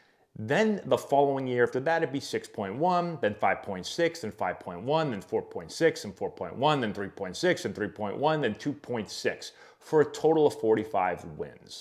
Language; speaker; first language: English; native; English